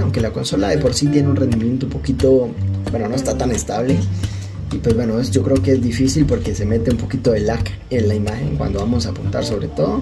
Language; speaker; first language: Spanish; native; Spanish